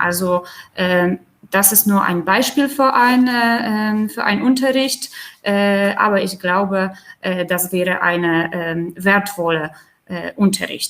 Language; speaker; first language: German; non-native, fluent; Polish